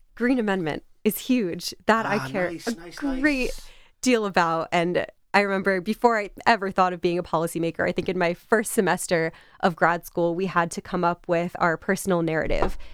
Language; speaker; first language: English; native; English